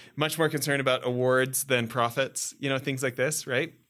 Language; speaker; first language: English; native; English